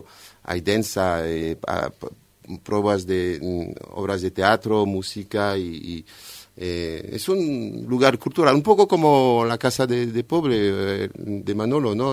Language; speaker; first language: Spanish; non-native, fluent; French